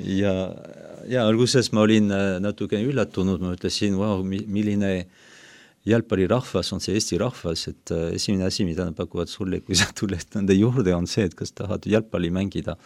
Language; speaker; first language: Estonian; non-native, fluent; French